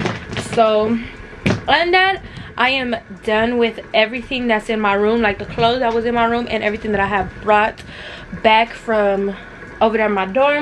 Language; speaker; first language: English; native; English